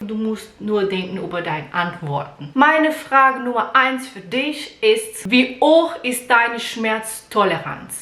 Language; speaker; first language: German; non-native, learner; Portuguese